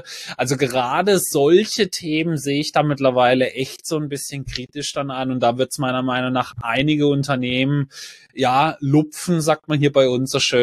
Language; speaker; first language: German; native; German